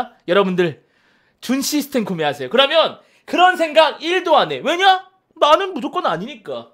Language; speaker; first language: Korean; native; Korean